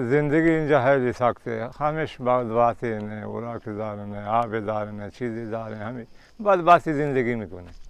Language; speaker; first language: Persian; non-native, local second language; Baluchi